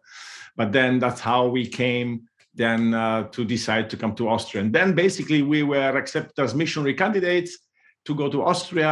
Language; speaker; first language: English; non-native, fluent; Italian